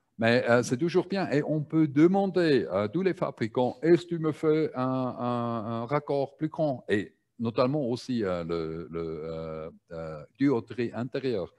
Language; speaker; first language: French; non-native, learner; German